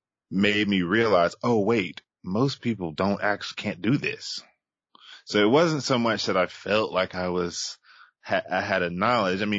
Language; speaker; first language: English; native; English